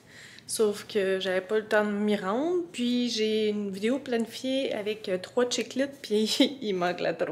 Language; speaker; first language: French; native; French